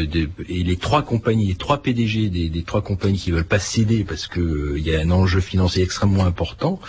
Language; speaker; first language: French; native; French